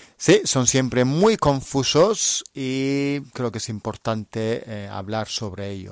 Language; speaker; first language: Spanish; non-native, fluent; English